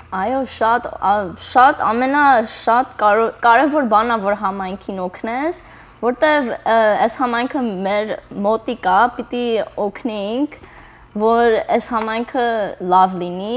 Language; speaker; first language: Armenian; early bilingual, heritage; Armenian